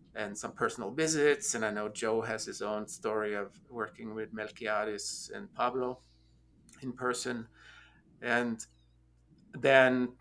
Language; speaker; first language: English; non-native, fluent; Norwegian